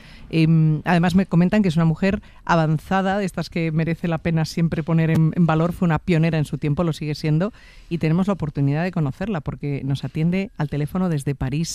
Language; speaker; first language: Spanish; native; Spanish